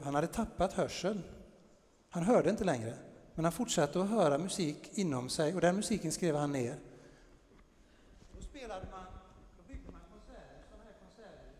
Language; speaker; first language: Swedish; native; Swedish